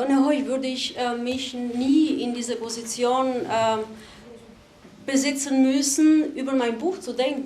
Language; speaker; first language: German; non-native, fluent; Albanian